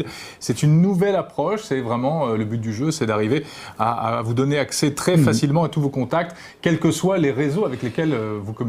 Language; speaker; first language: French; native; French